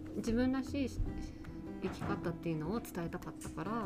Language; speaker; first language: Japanese; early bilingual, heritage; Japanese